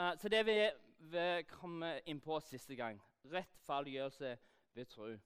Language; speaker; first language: Norwegian; non-native, fluent; English